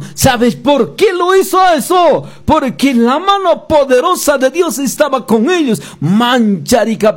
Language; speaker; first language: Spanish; non-native, local second language; Quechua